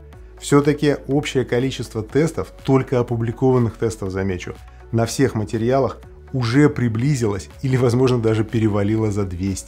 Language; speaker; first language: Russian; native; Russian